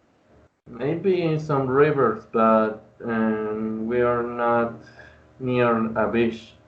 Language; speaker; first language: English; non-native, learner; Spanish